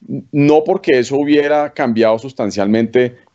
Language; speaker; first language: Spanish; native; Spanish